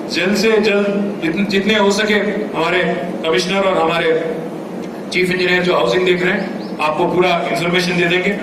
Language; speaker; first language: Hindi; non-native, local second language; Telugu